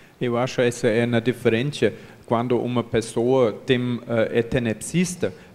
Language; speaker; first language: Portuguese; non-native, learner; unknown